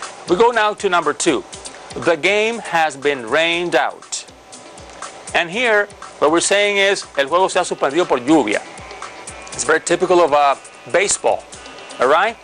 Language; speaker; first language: English; non-native, fluent; Spanish